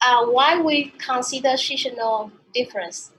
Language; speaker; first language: English; non-native, learner; Vietnamese